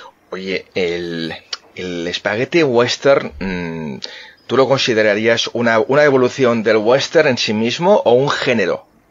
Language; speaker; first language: Spanish; native; Spanish